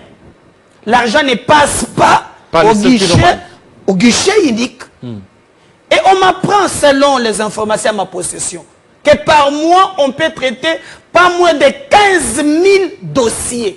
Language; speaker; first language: French; non-native, local second language; Lingala